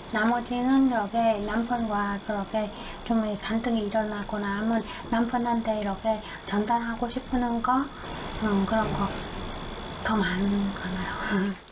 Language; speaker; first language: Korean; non-native, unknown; Vietnamese